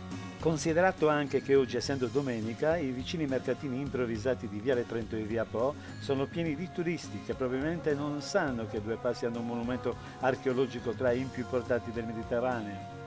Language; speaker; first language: Italian; native; Italian